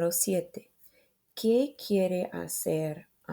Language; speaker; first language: Spanish; non-native, fluent; English